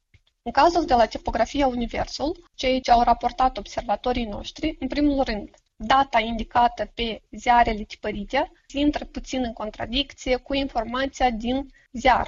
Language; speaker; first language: Romanian; native; Romanian